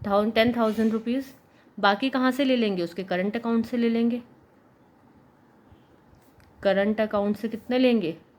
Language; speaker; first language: Hindi; native; Hindi